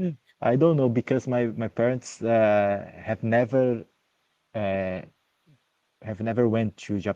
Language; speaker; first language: English; non-native, learner; Portuguese